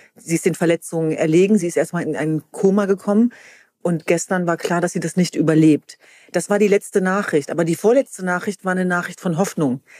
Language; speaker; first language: German; early bilingual, other home language; Kurdish